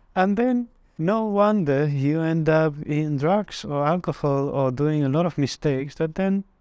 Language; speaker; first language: English; non-native, fluent; Spanish